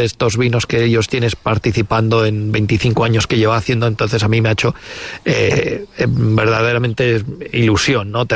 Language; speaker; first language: Spanish; native; Spanish